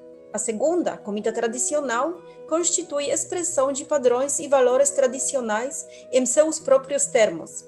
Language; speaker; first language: Portuguese; non-native, fluent; Polish